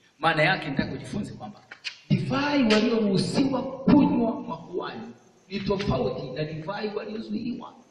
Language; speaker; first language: Swahili; non-native, local second language; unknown